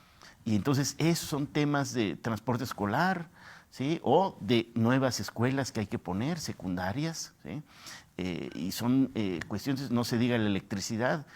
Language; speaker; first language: Spanish; native; Spanish